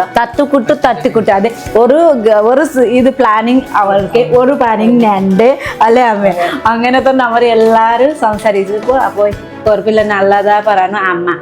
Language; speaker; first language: Malayalam; non-native, learner; Nepali